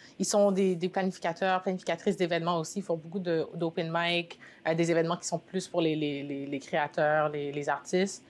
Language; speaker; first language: French; early bilingual, other home language; Haitian Creole